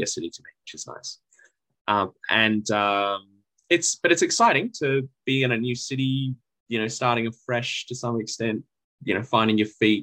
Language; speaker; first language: English; native; English